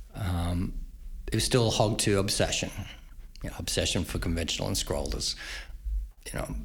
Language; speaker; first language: English; native; English